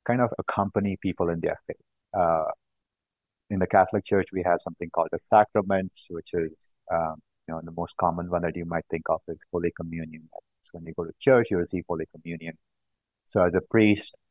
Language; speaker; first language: English; non-native, local second language; Konkani